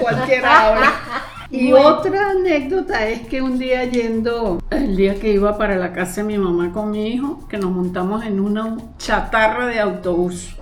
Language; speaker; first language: Spanish; native; Spanish